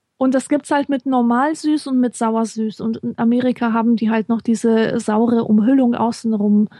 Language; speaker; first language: German; early bilingual, other home language; Polish